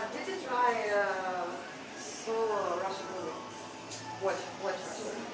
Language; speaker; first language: English; non-native, learner; Russian